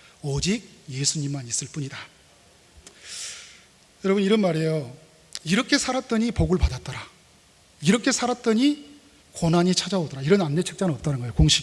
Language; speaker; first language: Korean; native; Korean